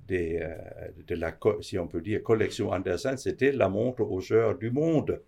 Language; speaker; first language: French; non-native, fluent; Danish